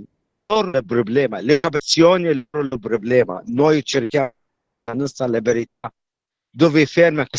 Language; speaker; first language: Italian; non-native, learner; Arabic